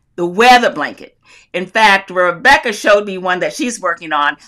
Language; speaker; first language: English; native; English